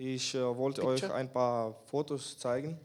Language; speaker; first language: German; non-native, fluent; Bulgarian